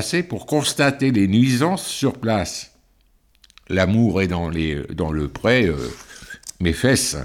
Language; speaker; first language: French; native; French